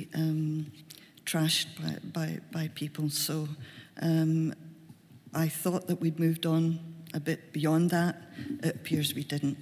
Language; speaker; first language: English; native; English